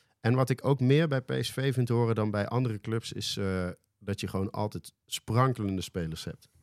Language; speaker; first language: Dutch; native; Dutch